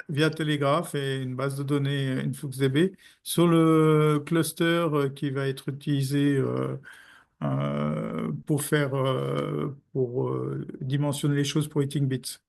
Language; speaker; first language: French; native; French